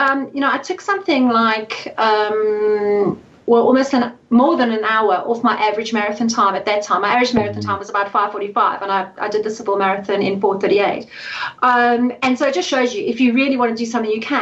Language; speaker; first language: English; native; English